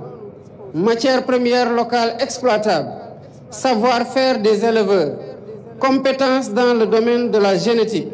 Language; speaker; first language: French; non-native, local second language; Wolof